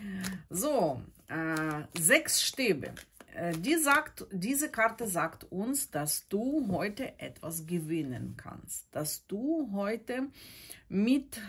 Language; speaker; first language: German; non-native, fluent; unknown